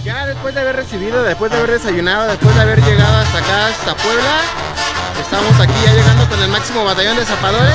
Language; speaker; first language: Spanish; native; Spanish